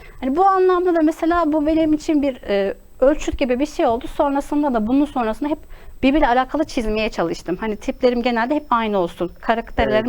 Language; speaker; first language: Turkish; native; Turkish